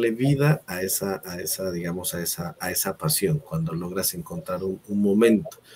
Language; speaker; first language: Spanish; native; Spanish